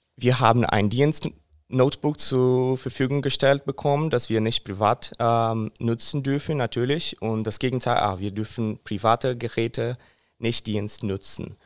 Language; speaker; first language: German; non-native, fluent; Portuguese